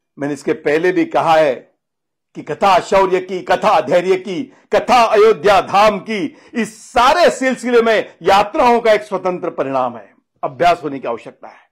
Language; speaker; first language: Hindi; non-native, local second language; Marathi